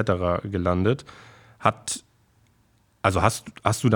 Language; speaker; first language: German; native; German